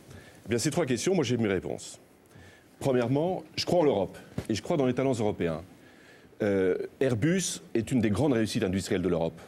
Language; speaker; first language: French; native; French